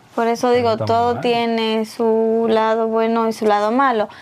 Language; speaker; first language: Spanish; native; Spanish